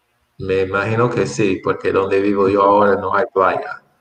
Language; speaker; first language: Spanish; non-native, fluent; English